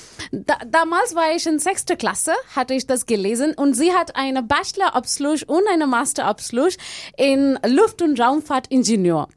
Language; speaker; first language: German; non-native, learner; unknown